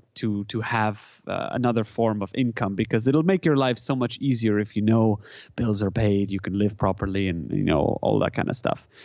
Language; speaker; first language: English; non-native, fluent; German